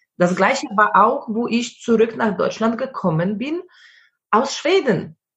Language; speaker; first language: German; non-native, fluent; Polish